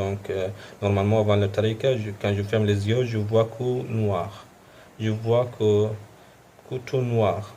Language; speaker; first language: French; non-native, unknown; Arabic